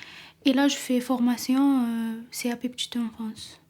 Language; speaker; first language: French; non-native, learner; Arabic